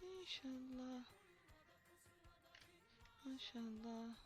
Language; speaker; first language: Turkish; native; Turkish